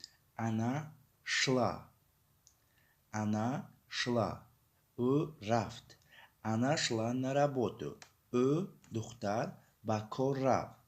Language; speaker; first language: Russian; non-native, fluent; Tajik